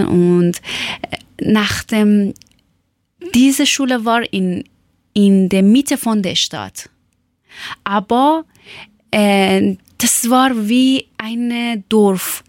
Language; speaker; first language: German; non-native, learner; Persian